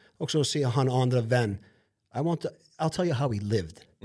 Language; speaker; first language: English; native; English